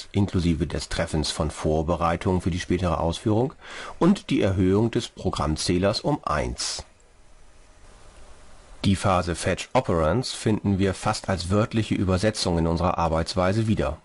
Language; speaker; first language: German; native; German